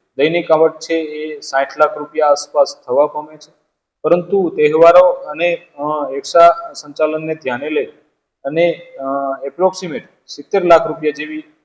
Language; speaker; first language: Gujarati; native; Gujarati